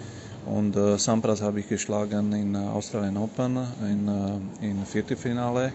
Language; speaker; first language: German; non-native, fluent; Slovak